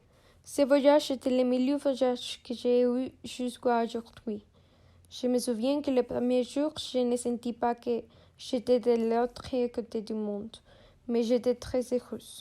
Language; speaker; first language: French; non-native, learner; Spanish